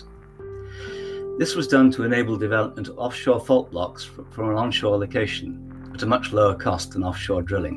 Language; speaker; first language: English; native; English